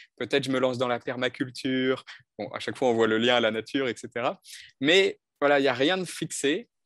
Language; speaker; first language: French; native; French